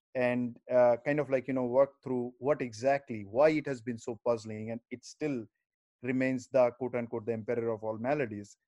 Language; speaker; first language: English; non-native, local second language; Bangla